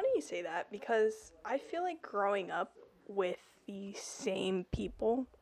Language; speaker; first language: English; native; English